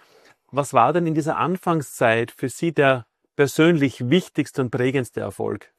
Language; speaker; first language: German; native; German